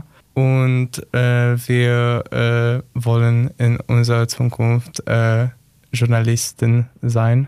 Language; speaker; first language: German; non-native, learner; Polish